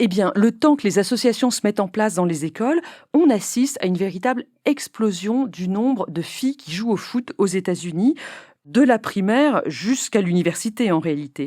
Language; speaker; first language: French; native; French